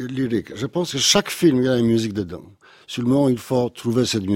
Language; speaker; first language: French; non-native, learner; Polish